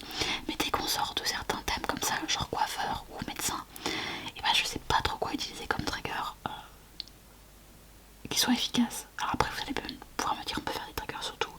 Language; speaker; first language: French; native; French